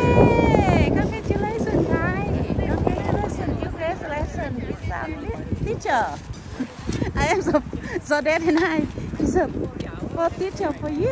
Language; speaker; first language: English; non-native, learner; Vietnamese